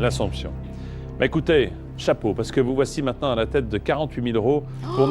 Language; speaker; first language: French; native; French